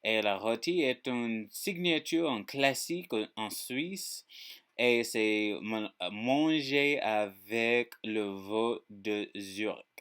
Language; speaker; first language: French; non-native, learner; English